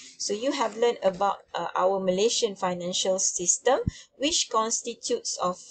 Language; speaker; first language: English; non-native, local second language; Malay